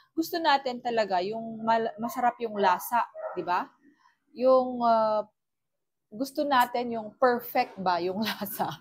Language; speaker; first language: Filipino; non-native, local second language; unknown